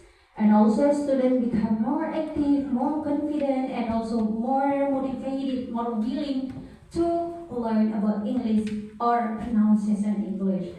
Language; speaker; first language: English; non-native, learner; Indonesian